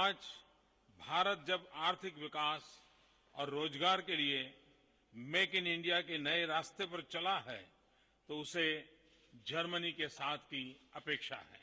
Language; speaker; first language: Hindi; non-native, local second language; Gujarati